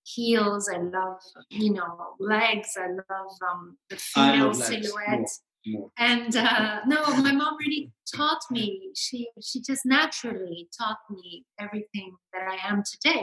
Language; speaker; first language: English; non-native, local second language; French